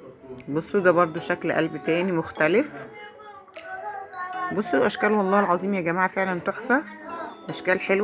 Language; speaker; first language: Arabic; native; Arabic